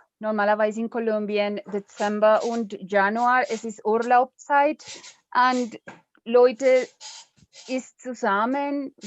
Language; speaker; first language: German; non-native, learner; Spanish